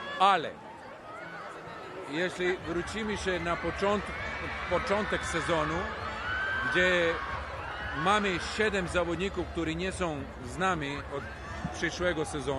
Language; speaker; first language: Polish; non-native, learner; Serbian